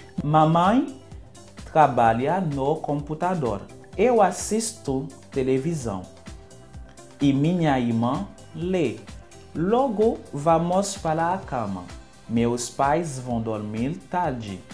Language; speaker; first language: Portuguese; non-native, fluent; Haitian Creole